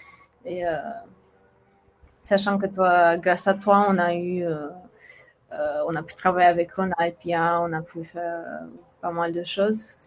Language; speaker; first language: French; non-native, fluent; Romanian